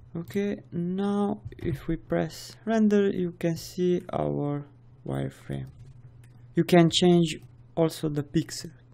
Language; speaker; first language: English; non-native, fluent; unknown